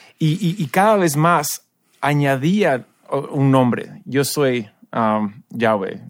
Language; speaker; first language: Spanish; early bilingual, other home language; English